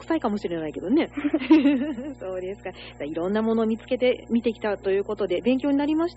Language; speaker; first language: Japanese; native; Japanese